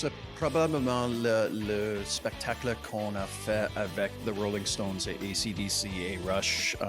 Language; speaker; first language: French; non-native, local second language; English